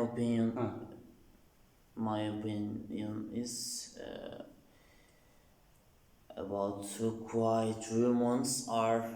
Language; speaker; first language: English; non-native, learner; Turkish